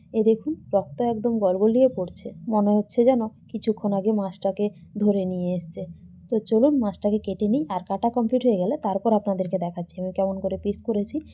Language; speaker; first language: Bangla; non-native, local second language; Santali